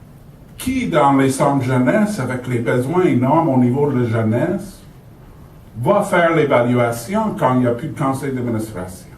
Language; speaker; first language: French; native; French